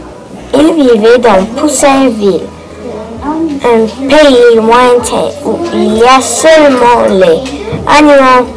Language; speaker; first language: French; non-native, learner; English